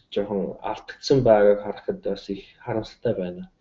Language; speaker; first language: Mongolian; non-native, fluent; English